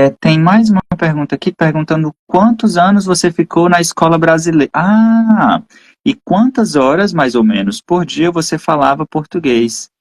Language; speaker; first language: Portuguese; native; Portuguese